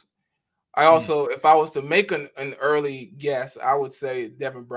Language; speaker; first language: English; native; English